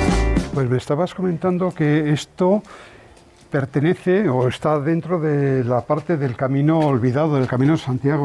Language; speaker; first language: Spanish; native; Spanish